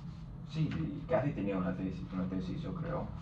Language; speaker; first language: Spanish; non-native, fluent; English